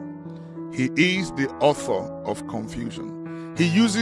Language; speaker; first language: English; non-native, local second language; Yoruba